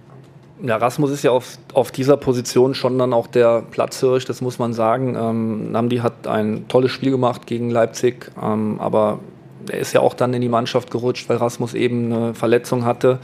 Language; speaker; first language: German; native; German